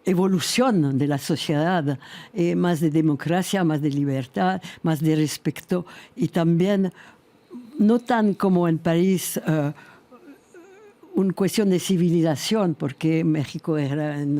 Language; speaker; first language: Spanish; non-native, fluent; French